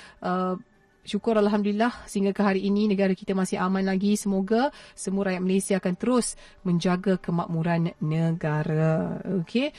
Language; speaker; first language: Malay; native; Malay